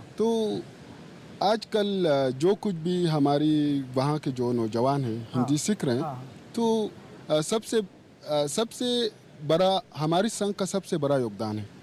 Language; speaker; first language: Hindi; non-native, fluent; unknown